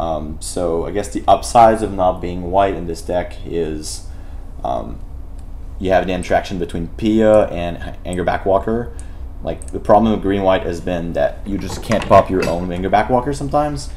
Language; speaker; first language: English; non-native, local second language; French